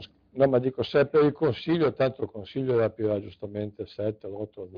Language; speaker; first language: Italian; native; Italian